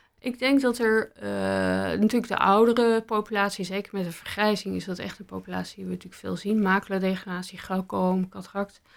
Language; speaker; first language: Dutch; native; Dutch